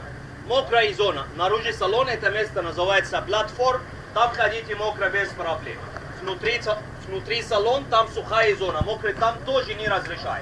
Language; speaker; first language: Russian; non-native, learner; Arabic